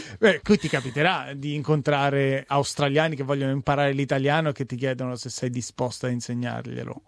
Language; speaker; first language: Italian; native; Italian